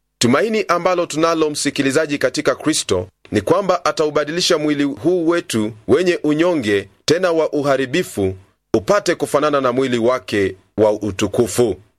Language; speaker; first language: Swahili; non-native, local second language; Luyia